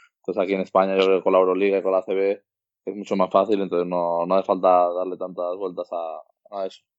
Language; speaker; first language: Spanish; native; Spanish